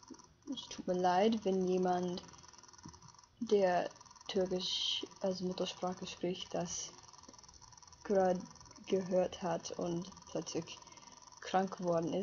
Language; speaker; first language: German; non-native, fluent; English